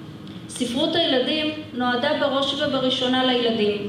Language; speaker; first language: Hebrew; native; Hebrew